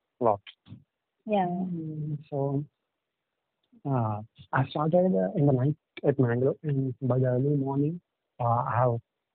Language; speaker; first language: English; non-native, local second language; Telugu